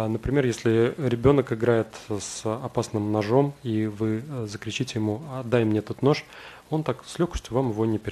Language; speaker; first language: Russian; native; Russian